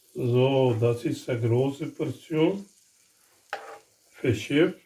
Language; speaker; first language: German; non-native, learner; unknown